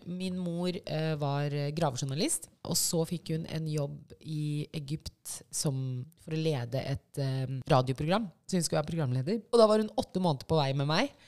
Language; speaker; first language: Norwegian; early bilingual, other home language; Shona